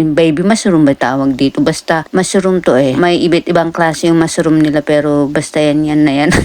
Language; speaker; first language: Filipino; native; Filipino